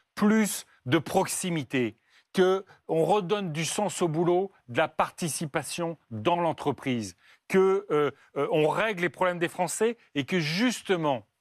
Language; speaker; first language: French; native; French